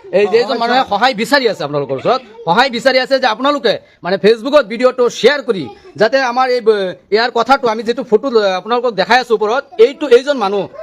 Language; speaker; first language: Assamese; non-native, local second language; Bangla